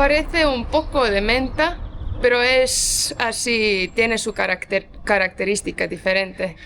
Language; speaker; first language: Spanish; non-native, fluent; Portuguese